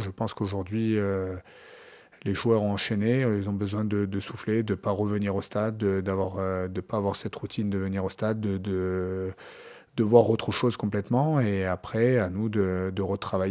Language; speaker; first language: French; native; French